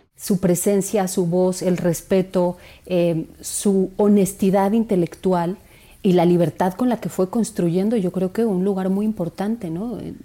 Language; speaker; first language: Spanish; native; Spanish